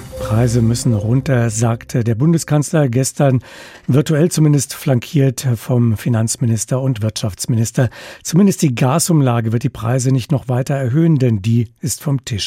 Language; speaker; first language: German; native; German